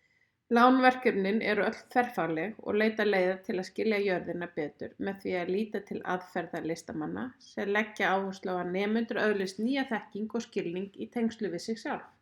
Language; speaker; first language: Icelandic; native; Icelandic